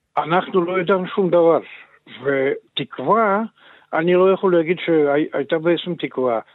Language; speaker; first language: Hebrew; non-native, fluent; Russian